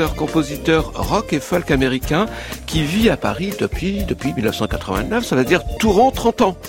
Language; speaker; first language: French; native; French